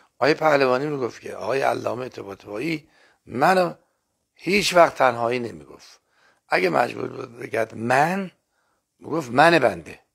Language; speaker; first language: Persian; non-native, local second language; Azerbaijani